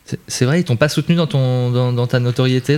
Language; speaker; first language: French; native; French